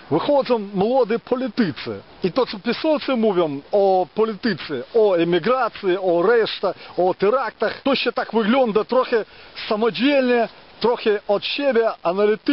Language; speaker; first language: Polish; non-native, fluent; Ukrainian